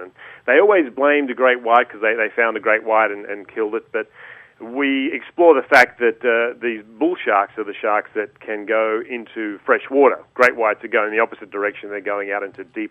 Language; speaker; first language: English; native; English